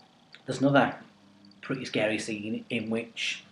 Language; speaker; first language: English; native; English